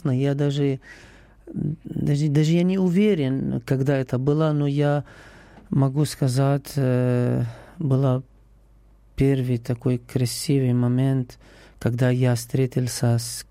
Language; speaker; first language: Russian; non-native, learner; Arabic